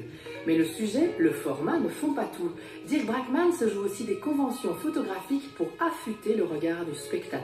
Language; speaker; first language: French; native; French